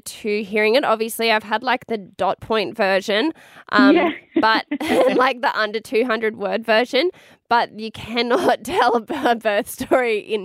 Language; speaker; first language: English; native; English